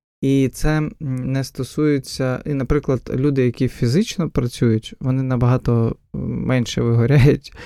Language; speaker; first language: Ukrainian; non-native, local second language; Russian